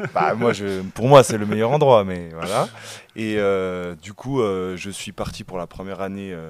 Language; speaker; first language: French; native; French